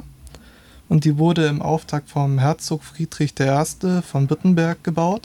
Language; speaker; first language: German; native; German